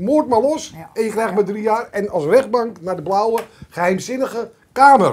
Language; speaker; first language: Dutch; native; Dutch